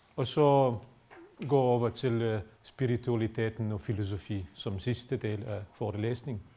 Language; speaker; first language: Danish; non-native, fluent; Bosnian